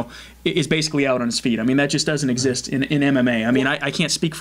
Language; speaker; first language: English; native; English